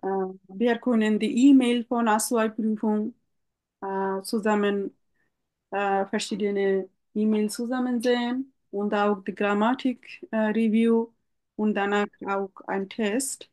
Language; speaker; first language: German; non-native, fluent; Bangla